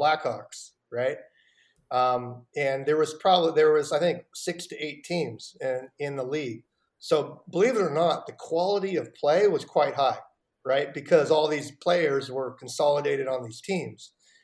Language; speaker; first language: English; native; English